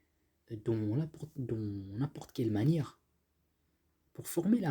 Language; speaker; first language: French; non-native, fluent; Tigrinya